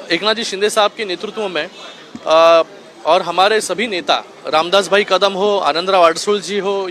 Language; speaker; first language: Hindi; non-native, local second language; Marathi